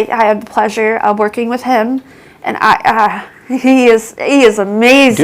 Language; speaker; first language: English; native; English